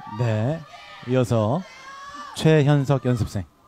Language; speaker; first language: Korean; native; Korean